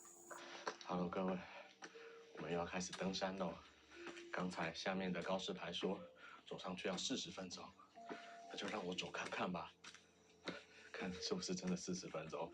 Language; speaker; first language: Chinese; native; Chinese